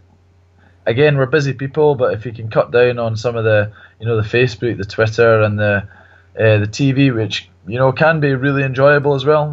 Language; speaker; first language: English; native; English